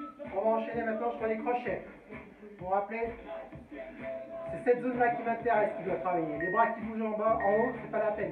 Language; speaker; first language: French; native; French